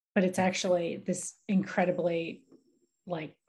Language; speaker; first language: English; native; English